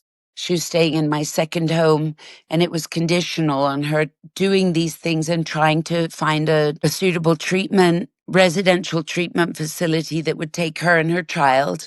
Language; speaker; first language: English; native; English